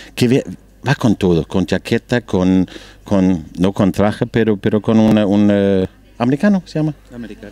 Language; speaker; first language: Spanish; non-native, learner; Danish